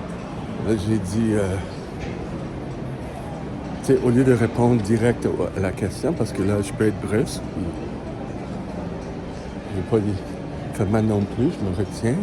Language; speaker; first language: French; native; French